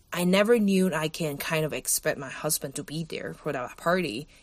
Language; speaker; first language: English; non-native, fluent; Chinese